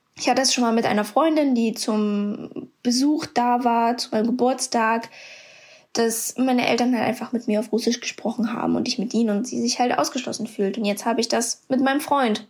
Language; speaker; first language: German; early bilingual, other home language; Russian